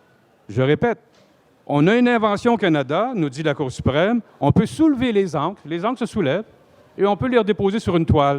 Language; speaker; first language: French; native; French